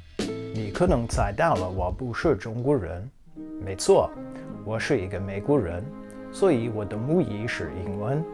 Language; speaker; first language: Chinese; non-native, fluent; English